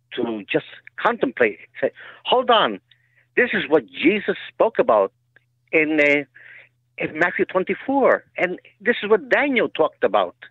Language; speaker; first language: English; native; English